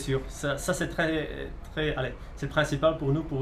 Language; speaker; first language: French; non-native, local second language; Dutch